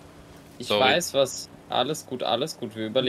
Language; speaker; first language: German; native; German